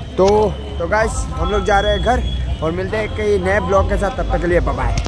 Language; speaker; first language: Hindi; non-native, local second language; Assamese